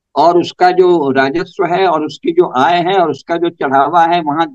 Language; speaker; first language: Hindi; native; Hindi